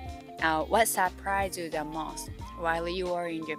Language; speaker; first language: English; non-native, fluent; Japanese